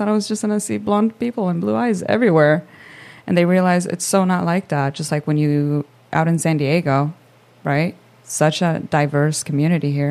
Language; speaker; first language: English; non-native, fluent; Swedish